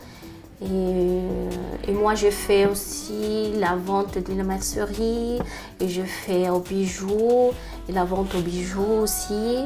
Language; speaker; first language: French; non-native, local second language; Arabic